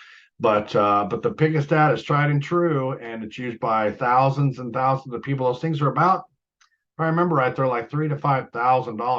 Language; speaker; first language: English; native; English